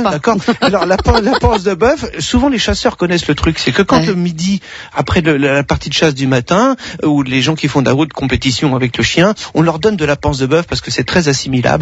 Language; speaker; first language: French; native; French